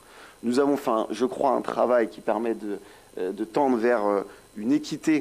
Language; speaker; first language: French; native; French